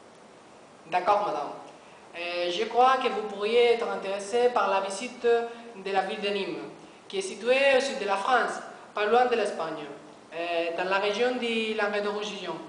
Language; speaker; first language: French; non-native, learner; Spanish